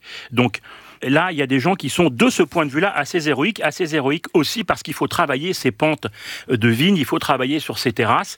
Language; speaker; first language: French; native; French